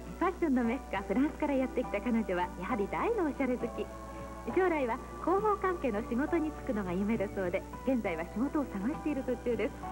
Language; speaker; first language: Japanese; native; Japanese